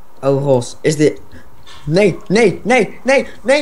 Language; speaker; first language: Dutch; native; Dutch